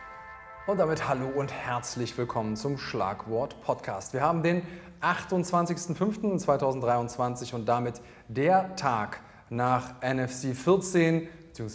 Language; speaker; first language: German; native; German